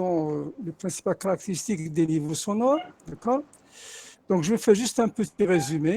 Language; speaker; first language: French; non-native, local second language; Arabic